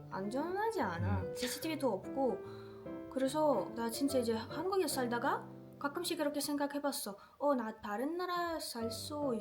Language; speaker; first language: Korean; non-native, fluent; Russian